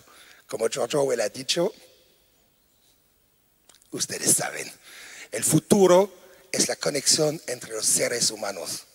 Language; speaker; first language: Spanish; non-native, fluent; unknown